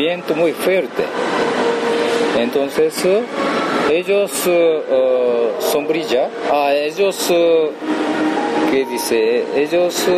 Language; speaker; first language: Spanish; non-native, learner; Japanese